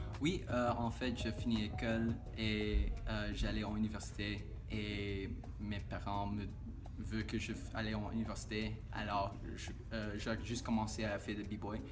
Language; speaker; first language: French; non-native, local second language; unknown